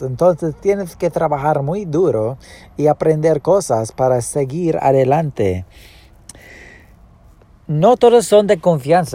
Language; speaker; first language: Spanish; early bilingual, heritage; Spanish